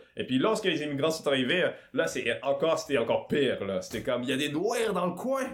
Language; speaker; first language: French; early bilingual, other home language; Swahili